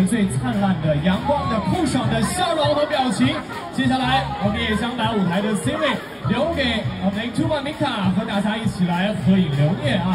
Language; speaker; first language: Chinese; native; Chinese